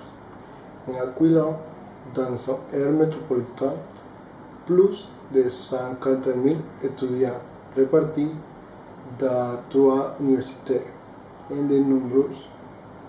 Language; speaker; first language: French; non-native, learner; Spanish